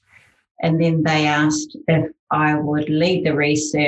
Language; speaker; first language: English; native; English